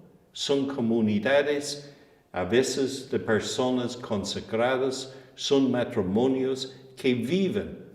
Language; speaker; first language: Spanish; non-native, fluent; English